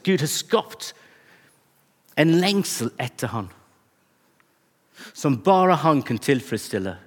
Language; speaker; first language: Norwegian; non-native, fluent; English